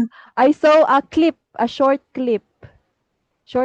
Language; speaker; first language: English; non-native, fluent; Filipino